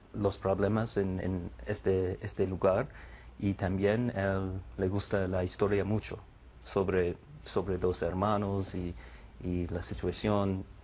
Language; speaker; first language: Spanish; non-native, learner; English